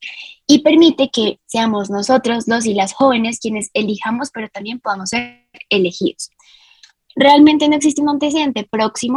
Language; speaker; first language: Spanish; native; Spanish